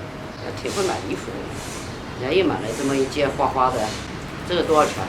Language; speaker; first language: Chinese; native; Chinese